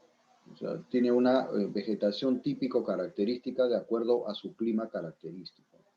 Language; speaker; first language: Spanish; native; Spanish